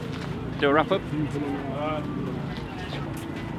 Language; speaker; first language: English; native; English